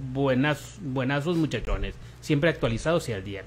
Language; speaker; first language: Spanish; native; Spanish